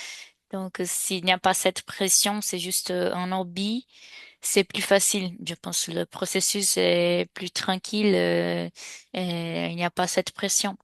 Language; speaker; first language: French; non-native, fluent; Portuguese